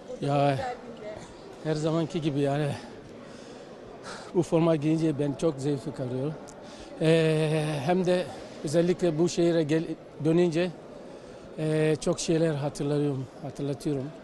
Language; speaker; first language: Turkish; non-native, learner; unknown